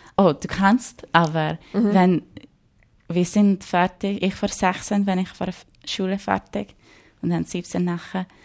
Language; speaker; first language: German; non-native, learner; English